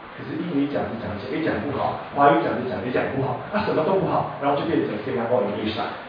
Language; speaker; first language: Chinese; non-native, local second language; Min Nan Chinese